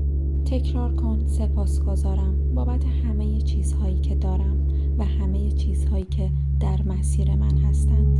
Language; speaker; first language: Persian; native; Persian